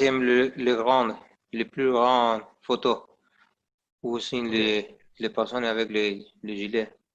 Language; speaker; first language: French; non-native, learner; Spanish